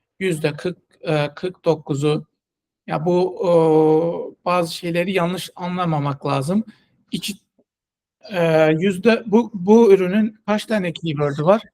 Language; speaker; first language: Turkish; non-native, fluent; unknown